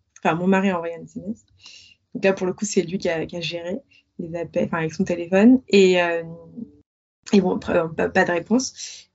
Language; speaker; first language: French; native; French